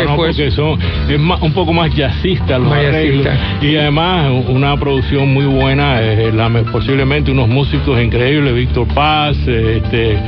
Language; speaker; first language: Spanish; native; Spanish